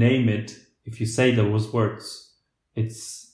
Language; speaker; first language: English; non-native, fluent; Slovak